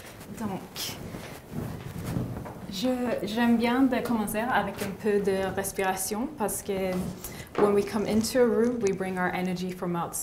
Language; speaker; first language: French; non-native, learner; English